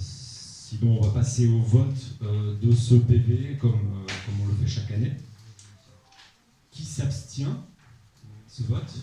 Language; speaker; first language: French; native; French